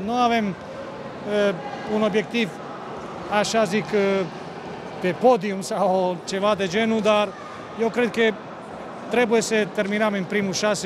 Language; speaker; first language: Romanian; non-native, fluent; Serbian